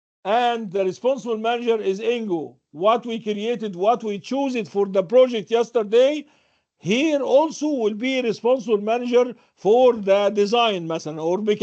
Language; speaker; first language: English; non-native, fluent; Arabic